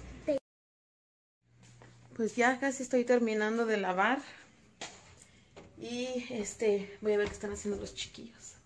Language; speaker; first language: Spanish; native; Spanish